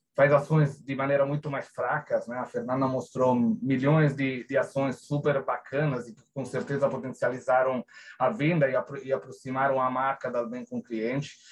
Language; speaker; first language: Portuguese; non-native, fluent; Italian